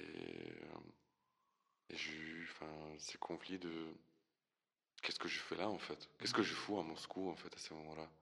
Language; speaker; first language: French; non-native, fluent; Russian